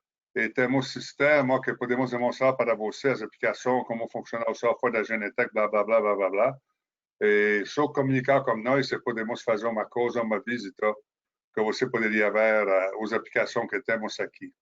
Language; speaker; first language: Portuguese; non-native, fluent; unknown